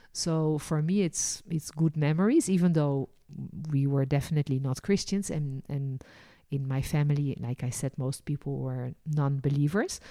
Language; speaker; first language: English; non-native, fluent; Dutch